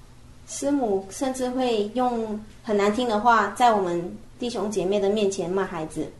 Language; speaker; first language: Chinese; native; Chinese